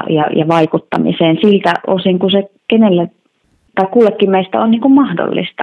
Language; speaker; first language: Finnish; native; Finnish